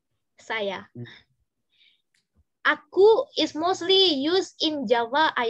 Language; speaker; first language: English; non-native, fluent; Indonesian